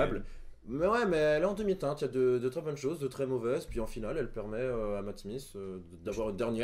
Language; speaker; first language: French; native; French